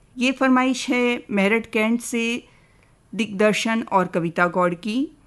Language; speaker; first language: Hindi; native; Hindi